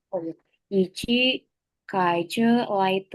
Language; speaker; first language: Chinese; non-native, learner; Indonesian